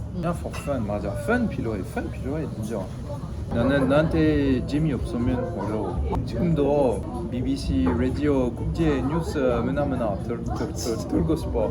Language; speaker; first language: Korean; non-native, learner; French